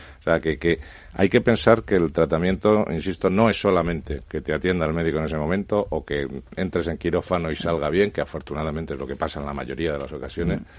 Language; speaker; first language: Spanish; native; Spanish